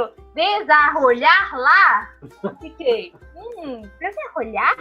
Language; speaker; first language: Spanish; non-native, learner; Portuguese